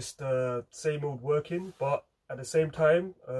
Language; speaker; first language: English; native; English